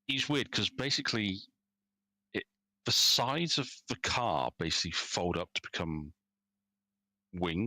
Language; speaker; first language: English; native; English